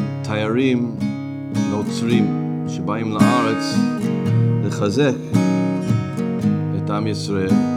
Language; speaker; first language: Hebrew; non-native, fluent; English